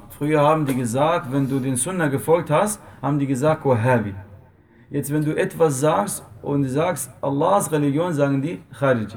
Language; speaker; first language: German; non-native, fluent; Arabic